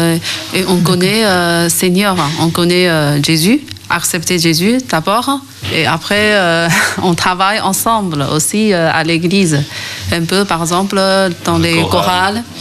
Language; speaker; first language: French; non-native, learner; Chinese